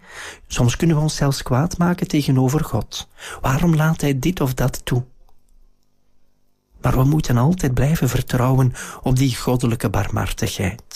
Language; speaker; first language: Dutch; native; Dutch